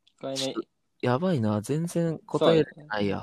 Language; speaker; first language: Japanese; native; Japanese